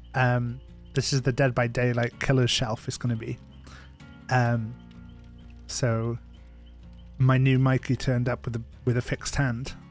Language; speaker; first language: English; non-native, local second language; Welsh